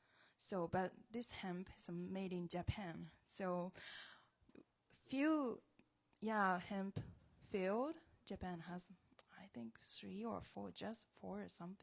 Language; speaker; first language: English; non-native, learner; Japanese